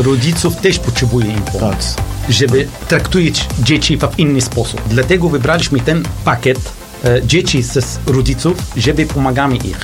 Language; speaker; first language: Polish; non-native, learner; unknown